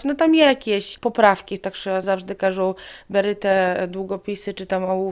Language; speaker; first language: Polish; non-native, local second language; Ukrainian